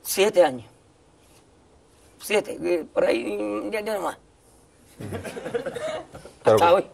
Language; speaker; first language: Spanish; native; Spanish